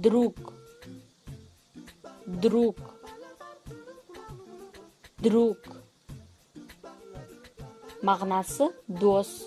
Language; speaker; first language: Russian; non-native, fluent; Kazakh